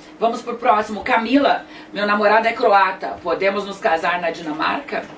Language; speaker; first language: Portuguese; native; Portuguese